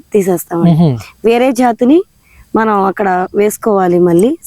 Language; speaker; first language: Telugu; native; Telugu